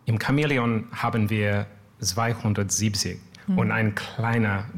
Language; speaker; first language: German; non-native, learner; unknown